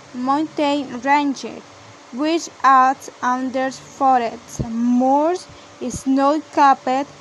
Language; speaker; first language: English; non-native, learner; Spanish